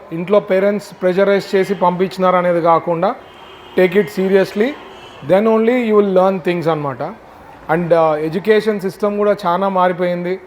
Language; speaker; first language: Telugu; native; Telugu